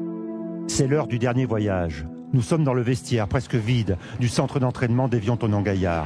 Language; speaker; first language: French; native; French